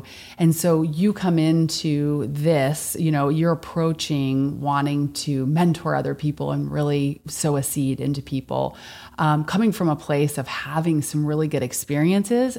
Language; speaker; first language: English; native; English